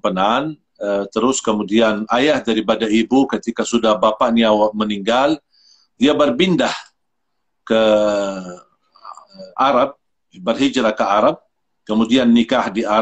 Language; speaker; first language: Indonesian; non-native, fluent; Arabic